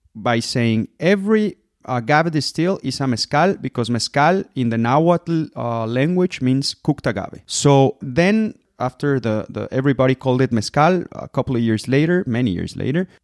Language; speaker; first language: English; non-native, fluent; Spanish